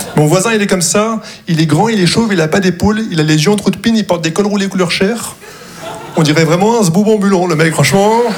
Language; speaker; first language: French; early bilingual, other home language; Arabic